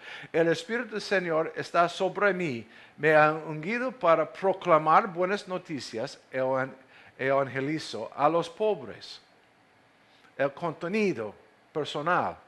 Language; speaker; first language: Spanish; non-native, fluent; English